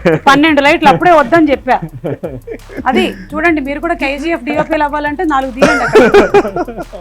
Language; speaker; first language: Telugu; native; Telugu